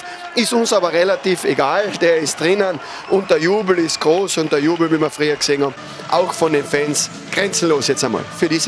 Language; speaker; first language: German; native; German